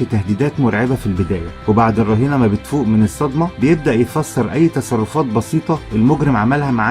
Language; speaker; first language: Arabic; native; Arabic